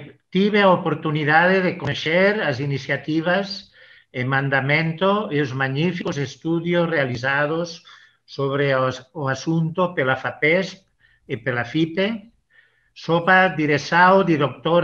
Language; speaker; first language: Portuguese; non-native, learner; Spanish